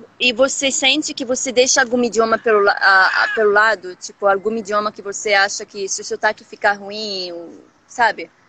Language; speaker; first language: Portuguese; non-native, fluent; Arabic